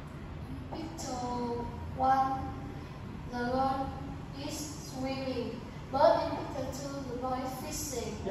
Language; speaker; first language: English; non-native, learner; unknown